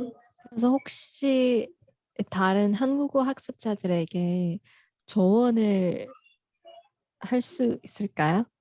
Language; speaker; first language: Korean; non-native, fluent; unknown